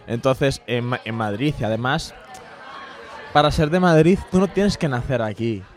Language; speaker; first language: Spanish; early bilingual, other home language; Bangla